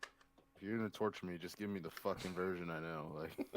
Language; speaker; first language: English; native; English